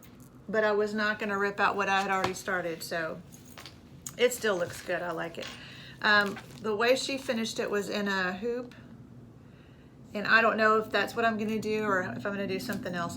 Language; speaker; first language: English; native; English